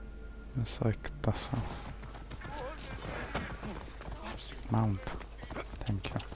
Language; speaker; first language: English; non-native, learner; Lithuanian